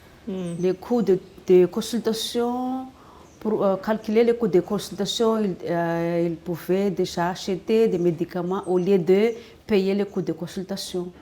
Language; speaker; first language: French; non-native, local second language; Malagasy